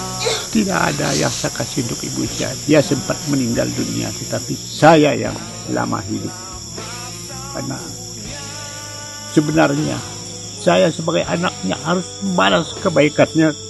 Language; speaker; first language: Indonesian; non-native, local second language; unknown